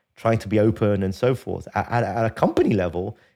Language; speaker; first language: English; native; English